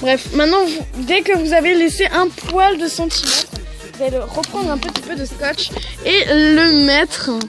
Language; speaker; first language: French; native; French